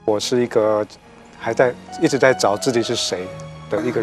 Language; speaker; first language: Chinese; native; Chinese